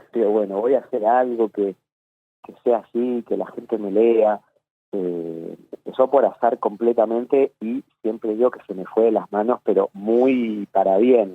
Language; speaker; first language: Spanish; native; Spanish